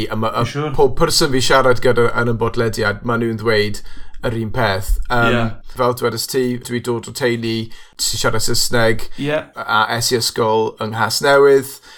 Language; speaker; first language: Welsh; non-native, local second language; English